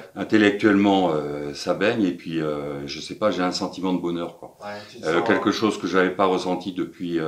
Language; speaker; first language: French; native; French